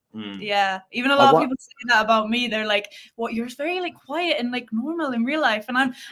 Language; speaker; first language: English; native; English